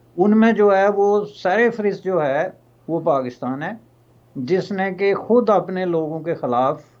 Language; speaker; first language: Urdu; non-native, local second language; Pahari-Potwari